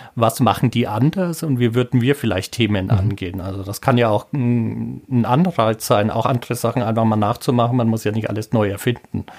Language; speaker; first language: German; native; German